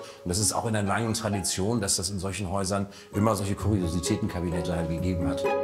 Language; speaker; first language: German; native; German